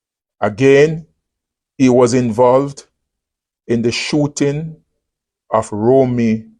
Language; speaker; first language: English; native; English